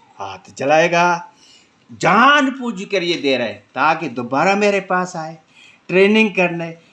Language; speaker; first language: Urdu; non-native, local second language; Sindhi